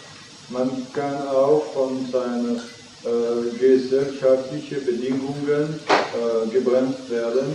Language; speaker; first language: German; non-native, fluent; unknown